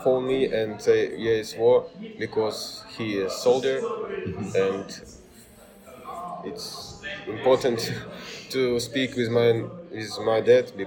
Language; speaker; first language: English; non-native, learner; Ukrainian